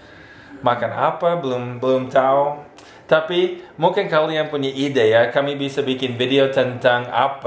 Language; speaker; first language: Indonesian; non-native, fluent; English